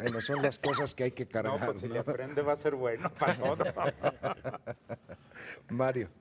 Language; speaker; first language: Spanish; native; Spanish